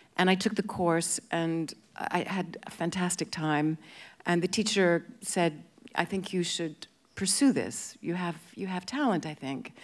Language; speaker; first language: English; native; English